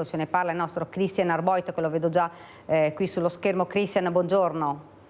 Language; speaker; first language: Italian; native; Italian